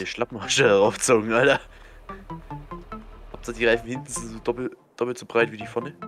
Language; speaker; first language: German; native; German